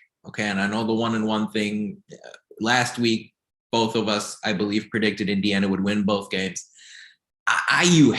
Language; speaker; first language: English; native; English